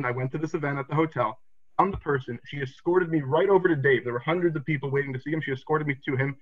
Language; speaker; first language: English; native; English